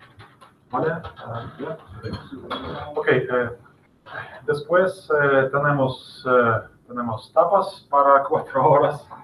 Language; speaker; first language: Spanish; non-native, learner; English